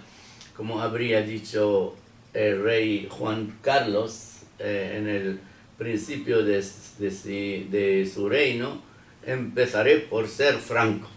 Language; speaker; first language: Spanish; non-native, fluent; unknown